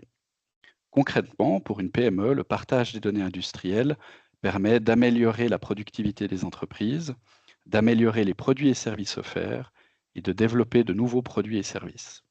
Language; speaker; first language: French; native; French